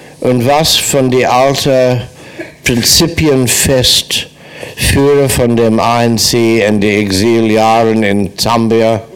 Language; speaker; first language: German; non-native, fluent; English